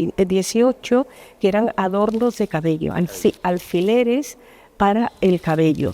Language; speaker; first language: Spanish; native; Spanish